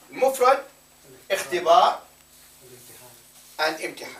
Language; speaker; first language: Arabic; non-native, fluent; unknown